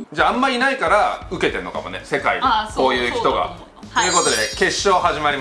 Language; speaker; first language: Japanese; native; Japanese